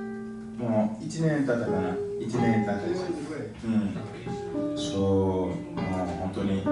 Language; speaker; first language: Japanese; non-native, fluent; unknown